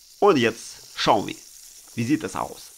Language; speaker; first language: German; non-native, learner; Russian